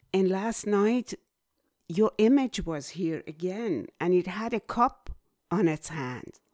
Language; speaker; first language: English; non-native, fluent; Persian